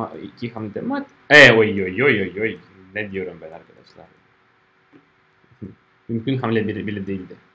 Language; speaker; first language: Turkish; non-native, fluent; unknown